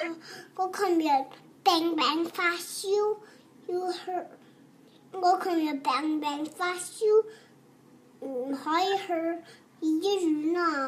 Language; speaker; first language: Chinese; early bilingual, heritage; Cantonese